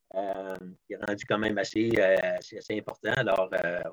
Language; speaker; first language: French; native; French